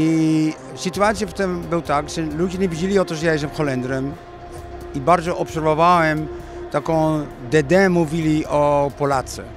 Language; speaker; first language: Polish; non-native, learner; Dutch